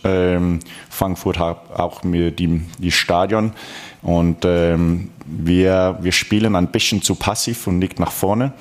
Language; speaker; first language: German; non-native, fluent; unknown